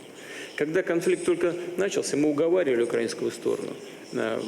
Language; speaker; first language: Russian; native; Russian